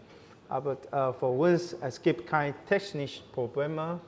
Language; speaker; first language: German; non-native, learner; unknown